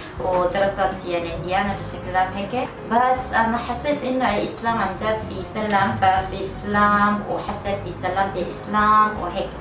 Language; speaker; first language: Arabic; non-native, learner; Korean